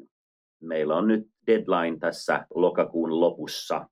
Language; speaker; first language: Finnish; non-native, fluent; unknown